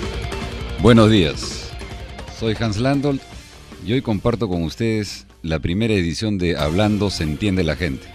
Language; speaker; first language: Spanish; native; Spanish